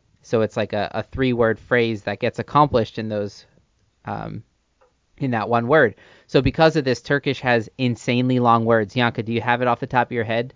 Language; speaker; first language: English; native; English